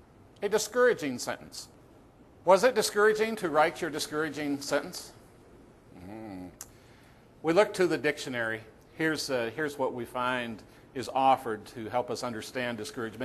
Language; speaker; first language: English; native; English